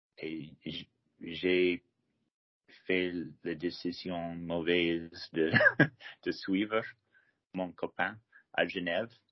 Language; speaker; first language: French; non-native, learner; English